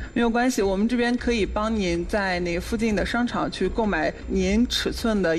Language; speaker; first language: Chinese; native; Chinese